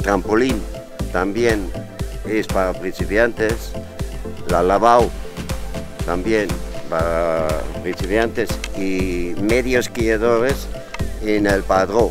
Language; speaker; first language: Spanish; non-native, fluent; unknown